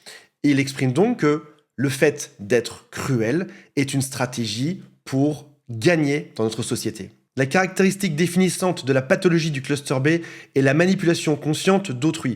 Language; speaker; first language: French; native; French